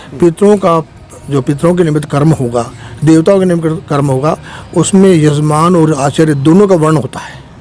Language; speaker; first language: Hindi; native; Hindi